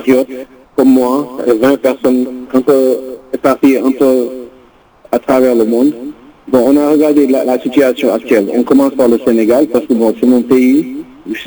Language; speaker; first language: French; non-native, local second language; Wolof